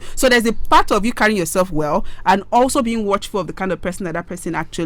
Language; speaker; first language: English; non-native, local second language; Yoruba